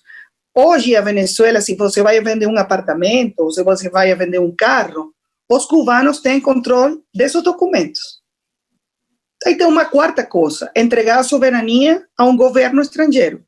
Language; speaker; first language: Portuguese; non-native, fluent; Spanish